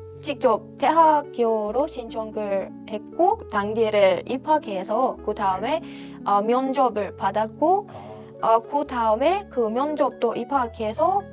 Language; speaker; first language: Korean; non-native, fluent; Persian